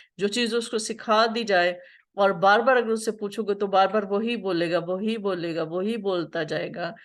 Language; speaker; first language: Urdu; native; Urdu